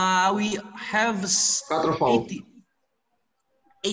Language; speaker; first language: English; non-native, learner; Indonesian